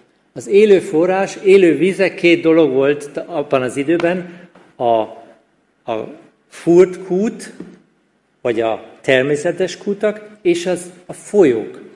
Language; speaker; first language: Hungarian; non-native, fluent; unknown